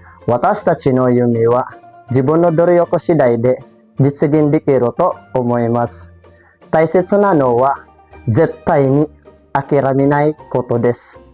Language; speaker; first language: Japanese; non-native, learner; Filipino